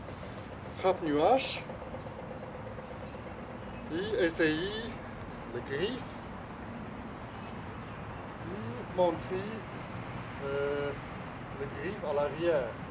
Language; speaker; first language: French; non-native, learner; Chinese